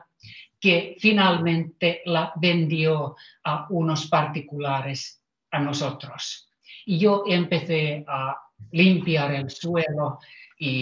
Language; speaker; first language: Spanish; non-native, fluent; Finnish